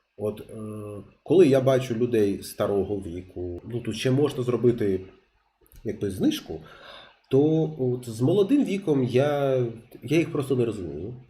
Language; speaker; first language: Ukrainian; non-native, local second language; Russian